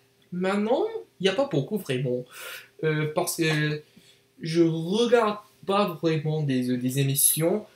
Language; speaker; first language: French; non-native, learner; English